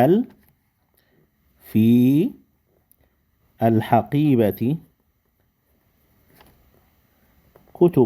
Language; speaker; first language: Arabic; non-native, fluent; Indonesian